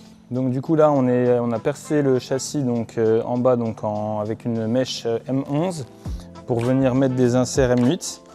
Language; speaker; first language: French; native; French